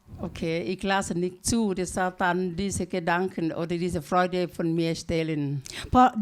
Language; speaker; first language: German; non-native, learner; Thai